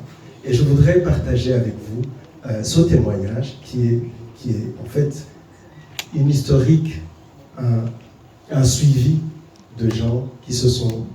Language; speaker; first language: French; non-native, local second language; Kinyarwanda